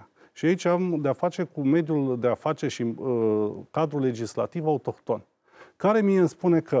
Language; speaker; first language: Romanian; native; Romanian